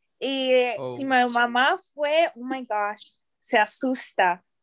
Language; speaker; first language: Spanish; early bilingual, heritage; Spanish